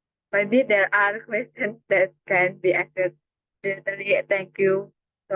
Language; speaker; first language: English; non-native, learner; Indonesian